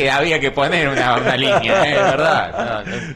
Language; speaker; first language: Spanish; native; Spanish